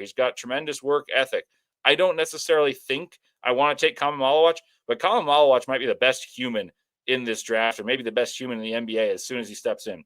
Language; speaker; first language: English; native; English